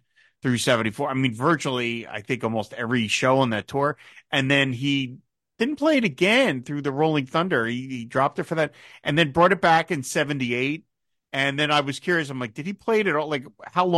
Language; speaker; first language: English; native; English